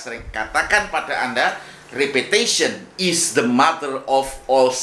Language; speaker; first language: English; non-native, fluent; Indonesian